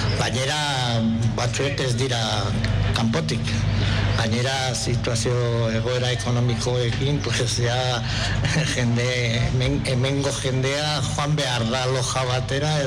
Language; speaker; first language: Basque; non-native, local second language; Spanish